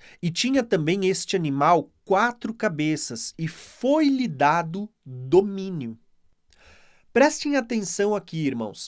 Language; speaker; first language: Portuguese; native; Portuguese